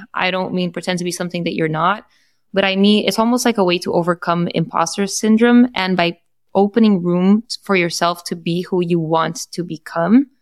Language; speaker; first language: English; non-native, fluent; Portuguese